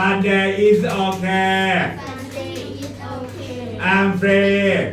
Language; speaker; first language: English; non-native, fluent; Thai